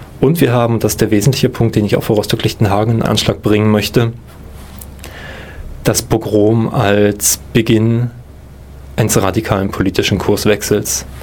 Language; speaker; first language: German; native; German